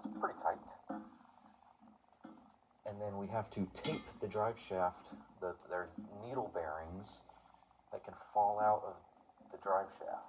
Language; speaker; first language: English; native; English